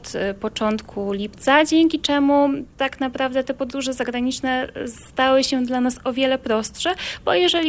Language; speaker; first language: Polish; native; Polish